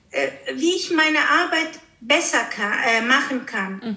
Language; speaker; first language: German; early bilingual, other home language; Greek